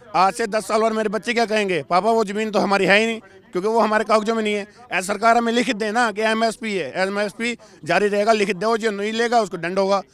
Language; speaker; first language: Hindi; native; Hindi